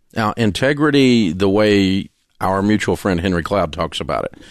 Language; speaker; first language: English; native; English